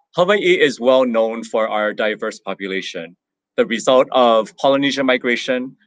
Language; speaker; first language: English; native; English